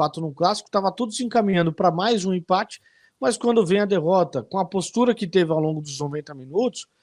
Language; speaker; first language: Portuguese; native; Portuguese